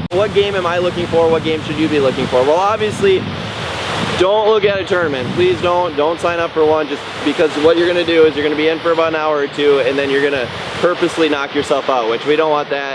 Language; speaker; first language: English; native; English